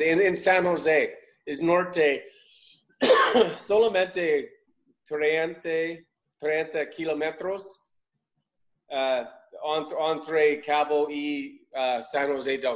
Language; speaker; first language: Spanish; non-native, learner; English